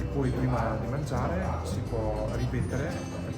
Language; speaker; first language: Italian; native; Italian